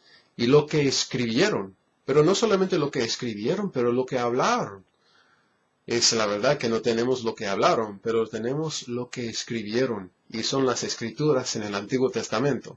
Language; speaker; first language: Spanish; non-native, fluent; English